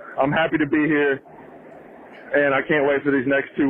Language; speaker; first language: English; native; English